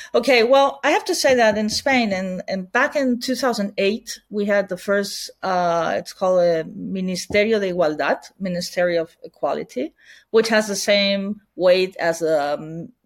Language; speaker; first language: English; non-native, fluent; Spanish